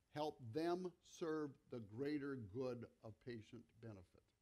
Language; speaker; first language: English; native; English